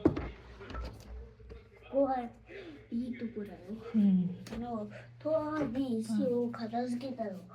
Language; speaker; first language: Japanese; native; Japanese